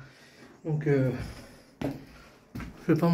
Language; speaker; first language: French; native; French